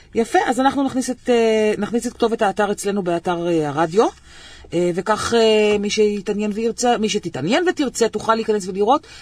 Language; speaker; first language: Hebrew; native; Hebrew